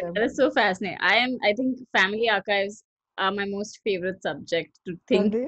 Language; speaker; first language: English; non-native, local second language; Gujarati